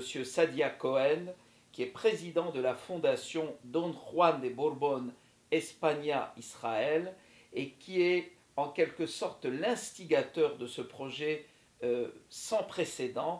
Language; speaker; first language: French; native; French